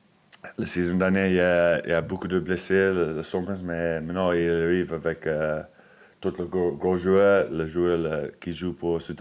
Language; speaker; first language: French; non-native, fluent; English